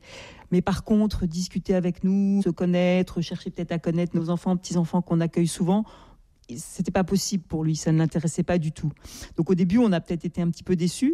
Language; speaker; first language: French; native; French